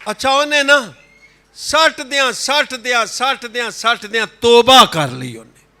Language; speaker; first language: Urdu; non-native, local second language; Punjabi